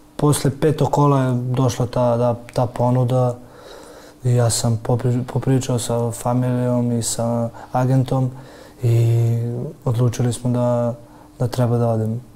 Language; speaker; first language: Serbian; early bilingual, heritage; Serbian